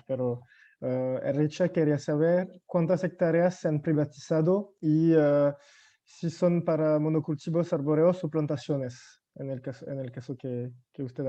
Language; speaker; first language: Spanish; non-native, fluent; French